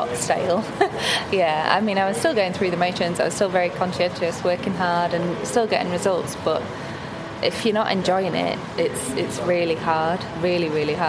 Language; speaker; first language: English; native; English